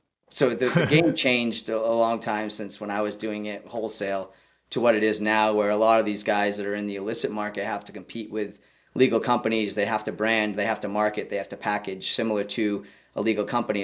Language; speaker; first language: English; native; English